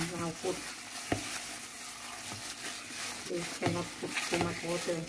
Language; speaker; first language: English; non-native, learner; Thai